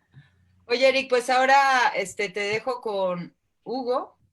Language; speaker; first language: Spanish; native; Spanish